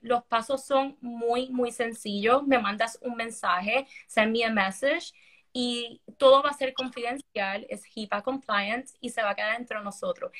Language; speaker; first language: Spanish; native; Spanish